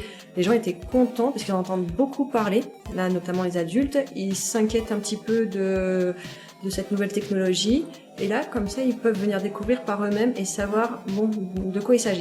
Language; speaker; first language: French; native; French